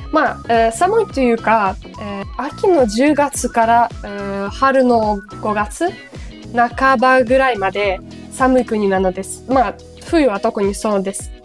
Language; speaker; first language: Japanese; non-native, fluent; Ukrainian